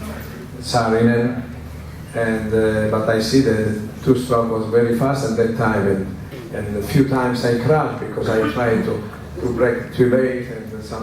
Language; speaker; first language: English; non-native, learner; Italian